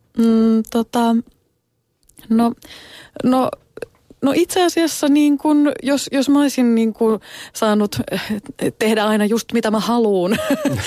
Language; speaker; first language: Finnish; native; Finnish